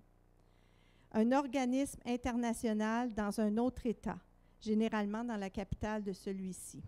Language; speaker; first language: French; native; French